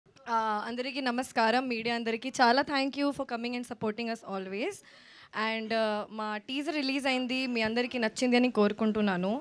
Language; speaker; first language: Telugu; non-native, local second language; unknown